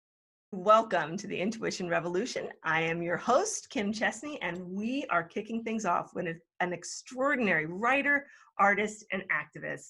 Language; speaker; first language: English; native; English